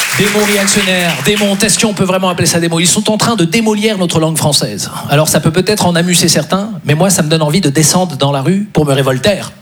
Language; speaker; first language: French; native; French